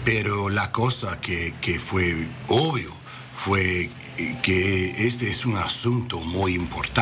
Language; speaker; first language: Spanish; non-native, learner; English